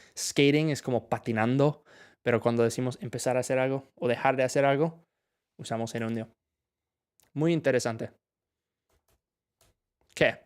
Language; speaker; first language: Spanish; non-native, fluent; English